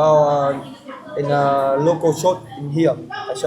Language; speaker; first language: English; non-native, learner; Vietnamese